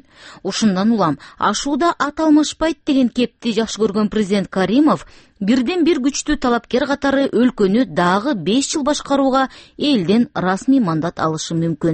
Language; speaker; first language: Kyrgyz; native; Kyrgyz